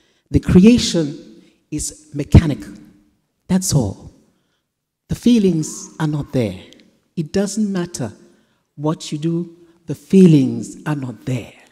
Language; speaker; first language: English; native; English